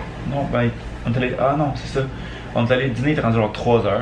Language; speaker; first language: French; native; French